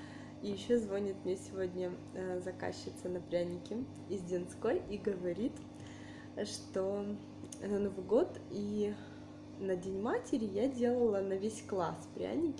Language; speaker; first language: Russian; native; Russian